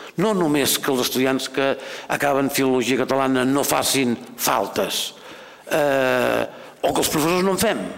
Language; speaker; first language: Catalan; native; Catalan